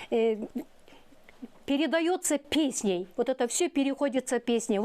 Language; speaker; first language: Russian; non-native, local second language; Kyrgyz